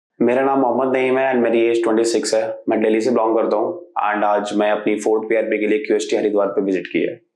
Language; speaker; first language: Hindi; native; Hindi